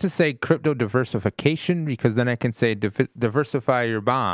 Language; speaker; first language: English; native; English